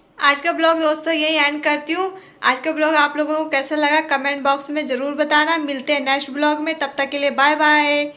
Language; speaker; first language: Hindi; non-native, local second language; Garhwali